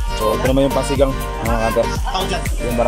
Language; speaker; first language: Filipino; native; Filipino